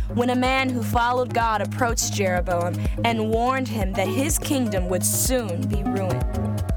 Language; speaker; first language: English; native; English